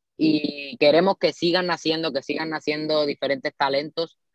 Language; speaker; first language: Spanish; native; Spanish